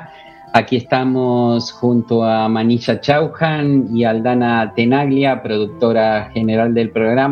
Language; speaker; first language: Spanish; native; Spanish